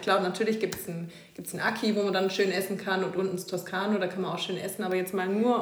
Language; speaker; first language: German; native; German